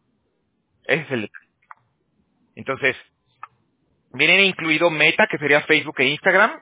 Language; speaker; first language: Spanish; native; Spanish